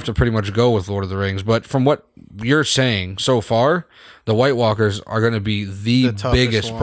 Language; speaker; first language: English; native; English